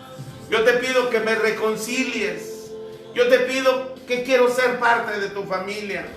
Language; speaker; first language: Spanish; native; Spanish